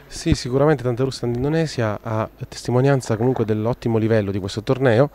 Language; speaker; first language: Italian; native; Italian